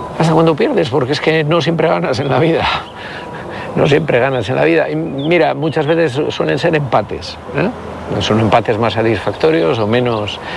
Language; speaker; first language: Spanish; native; Spanish